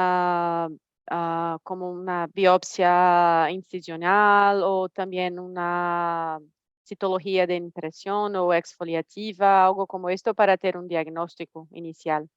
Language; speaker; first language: Spanish; non-native, fluent; Portuguese